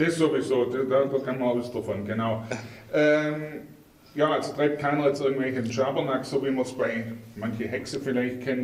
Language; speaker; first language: German; native; German